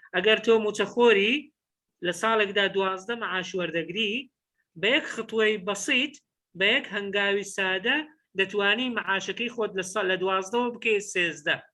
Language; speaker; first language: Central Kurdish; native; Central Kurdish